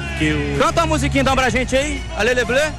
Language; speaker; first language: Portuguese; native; Portuguese